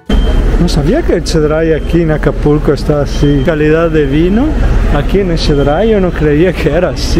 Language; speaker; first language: Spanish; non-native, fluent; Italian